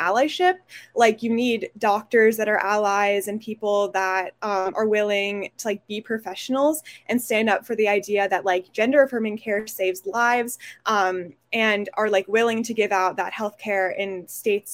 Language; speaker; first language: English; native; English